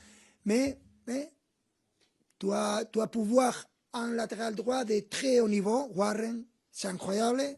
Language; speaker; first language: French; non-native, fluent; Spanish